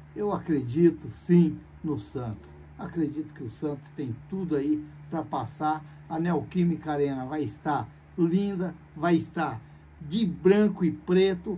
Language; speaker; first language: Portuguese; native; Portuguese